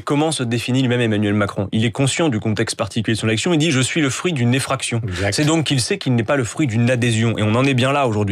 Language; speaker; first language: French; native; French